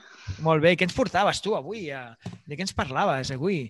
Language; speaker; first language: Catalan; native; Catalan